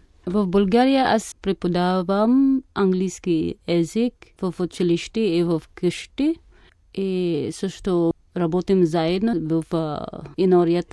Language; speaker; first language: Bulgarian; non-native, fluent; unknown